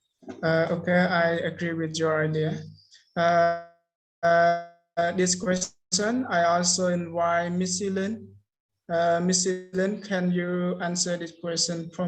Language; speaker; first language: English; non-native, learner; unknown